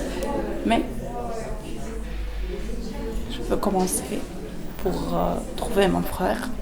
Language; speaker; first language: French; non-native, learner; Arabic